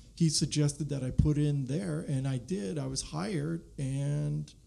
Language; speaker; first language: English; native; English